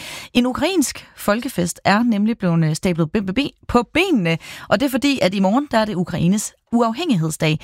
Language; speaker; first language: Danish; native; Danish